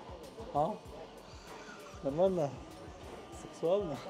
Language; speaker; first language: Russian; non-native, learner; Persian